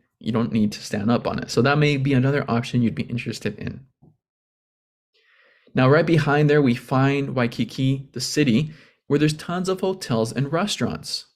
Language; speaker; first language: English; native; English